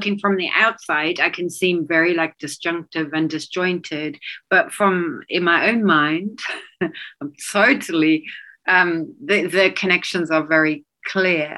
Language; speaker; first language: English; native; English